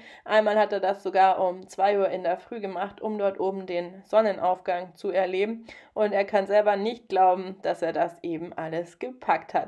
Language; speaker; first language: German; native; German